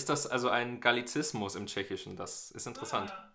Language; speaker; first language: German; native; German